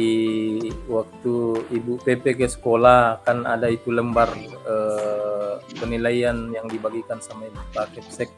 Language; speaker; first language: Indonesian; non-native, local second language; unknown